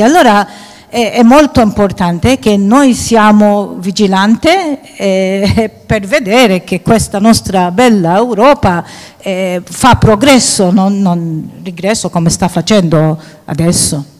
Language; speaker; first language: Italian; non-native, fluent; Maltese